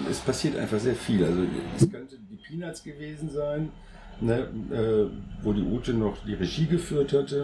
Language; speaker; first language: German; native; German